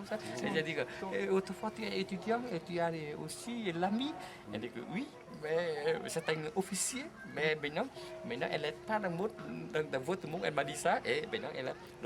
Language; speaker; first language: French; non-native, fluent; Vietnamese